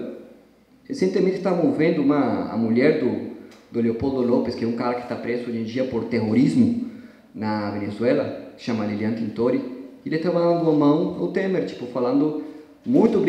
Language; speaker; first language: Portuguese; non-native, fluent; Spanish